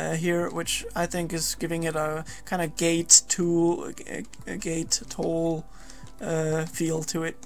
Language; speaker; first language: English; non-native, fluent; Danish